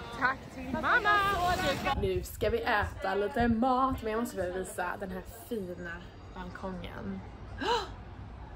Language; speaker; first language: Swedish; native; Swedish